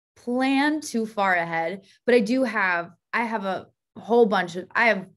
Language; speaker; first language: English; native; English